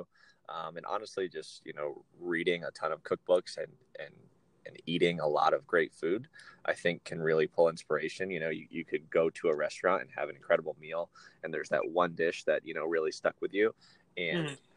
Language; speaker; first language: English; native; English